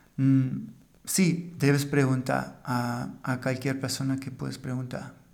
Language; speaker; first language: Spanish; non-native, fluent; German